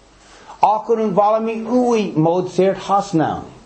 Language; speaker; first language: Hungarian; non-native, fluent; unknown